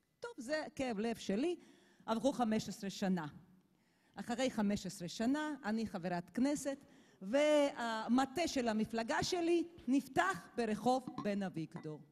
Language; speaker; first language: Hebrew; non-native, fluent; Georgian